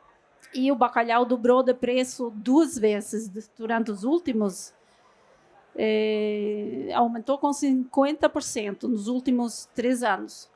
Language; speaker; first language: Portuguese; non-native, fluent; Norwegian